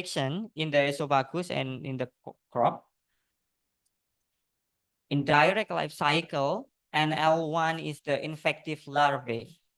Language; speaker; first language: English; non-native, learner; Indonesian